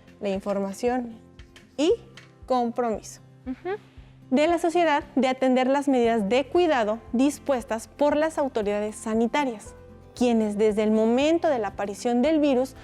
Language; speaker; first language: Spanish; native; Spanish